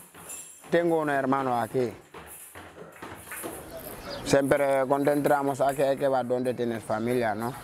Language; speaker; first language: Spanish; non-native, local second language; Wolof